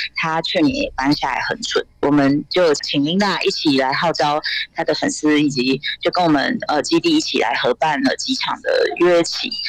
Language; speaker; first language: Chinese; native; Chinese